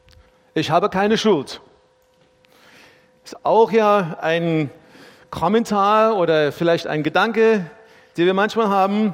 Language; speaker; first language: German; non-native, fluent; English